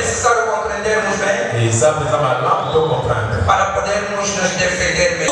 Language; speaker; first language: Portuguese; non-native, fluent; Lingala